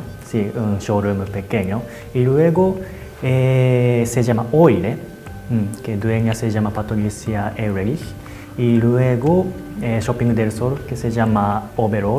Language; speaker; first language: Spanish; non-native, learner; Japanese